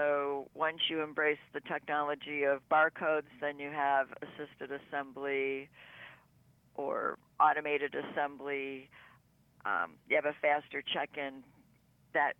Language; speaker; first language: English; native; English